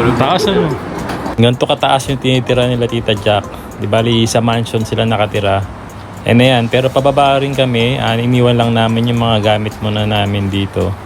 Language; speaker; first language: Filipino; native; Filipino